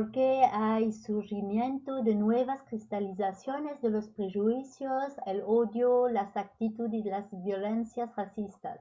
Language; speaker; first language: Spanish; non-native, fluent; French